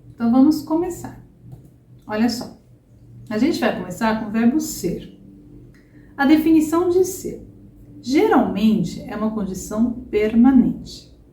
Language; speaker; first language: Portuguese; native; Portuguese